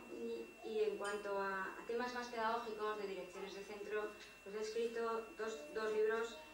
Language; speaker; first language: Spanish; native; Spanish